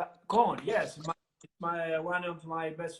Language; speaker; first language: English; non-native, learner; Italian